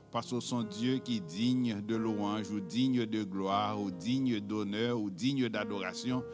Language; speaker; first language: French; non-native, local second language; Haitian Creole